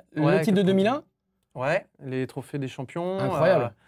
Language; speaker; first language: French; native; French